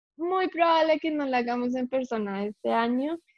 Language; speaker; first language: Spanish; early bilingual, heritage; English